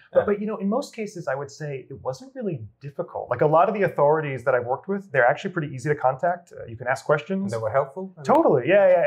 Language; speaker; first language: English; native; English